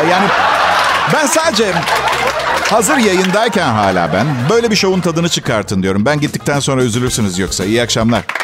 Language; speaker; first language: Turkish; non-native, fluent; Italian